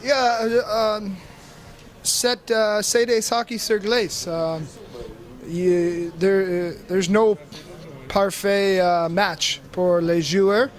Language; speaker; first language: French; non-native, learner; English